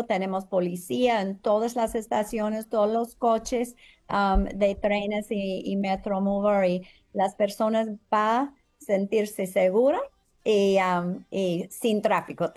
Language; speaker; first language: Spanish; non-native, fluent; English